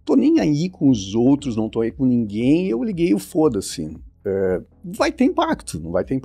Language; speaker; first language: Portuguese; native; Portuguese